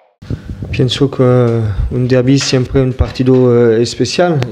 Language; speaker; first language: Spanish; non-native, fluent; French